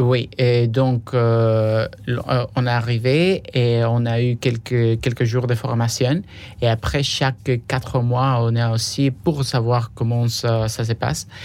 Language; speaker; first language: French; non-native, fluent; Spanish